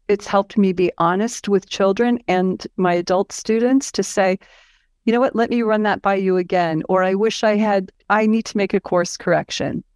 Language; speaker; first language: English; native; English